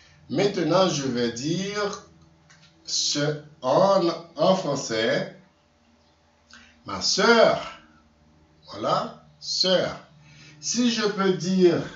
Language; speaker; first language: French; non-native, local second language; Haitian Creole